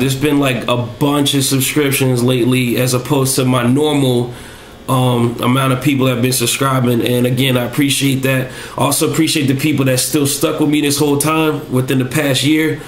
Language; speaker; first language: English; native; English